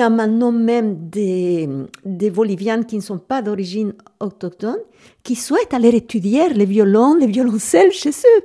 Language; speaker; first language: French; native; French